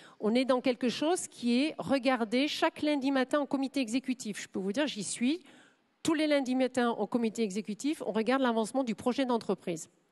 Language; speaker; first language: French; non-native, fluent; German